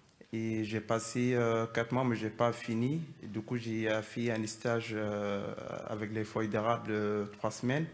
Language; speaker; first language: French; non-native, fluent; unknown